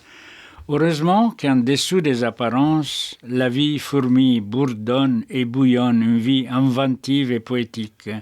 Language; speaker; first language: French; native; French